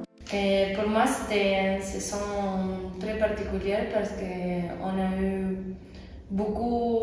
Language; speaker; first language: French; non-native, fluent; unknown